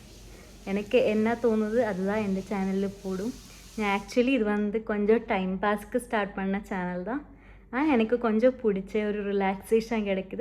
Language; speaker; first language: Tamil; non-native, local second language; Malayalam